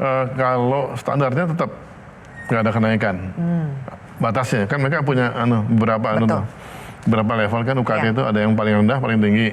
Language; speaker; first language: Indonesian; native; Indonesian